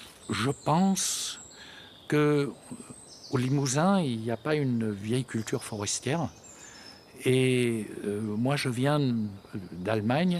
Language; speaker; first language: French; native; French